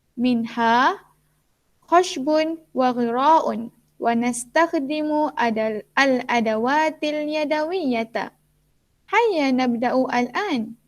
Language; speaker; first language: Arabic; non-native, fluent; Malay